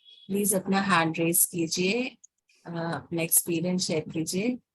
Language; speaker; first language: Hindi; native; Hindi